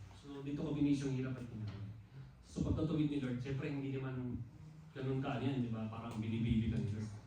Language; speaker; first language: Filipino; non-native, local second language; Waray